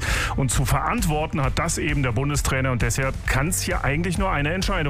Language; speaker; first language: German; native; German